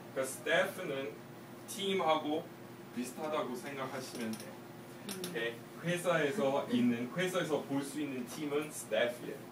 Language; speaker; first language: Korean; native; Korean